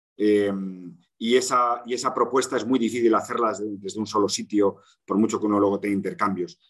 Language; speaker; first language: Spanish; native; Spanish